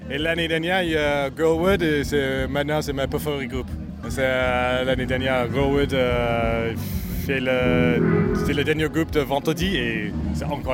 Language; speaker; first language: French; non-native, learner; English